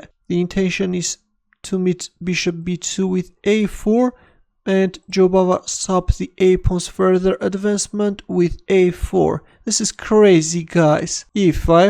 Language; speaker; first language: English; non-native, fluent; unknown